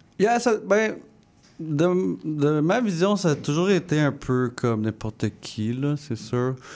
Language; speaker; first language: French; non-native, local second language; English